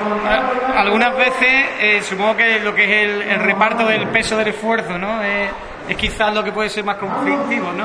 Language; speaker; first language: Spanish; native; Spanish